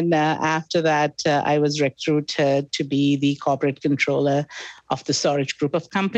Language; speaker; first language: English; non-native, local second language; Sinhala